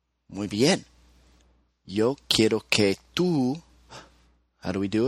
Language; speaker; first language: Spanish; non-native, fluent; English